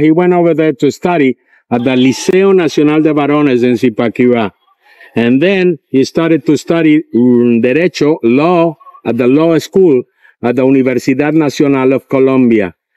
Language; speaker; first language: English; non-native, fluent; Spanish